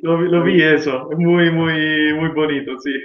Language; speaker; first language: Spanish; non-native, fluent; Italian